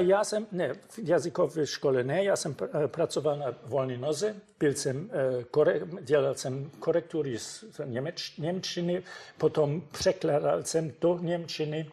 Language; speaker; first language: Czech; non-native, fluent; German